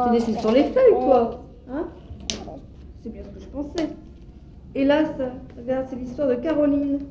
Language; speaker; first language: French; native; French